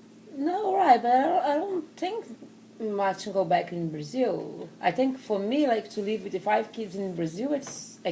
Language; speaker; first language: English; non-native, learner; Portuguese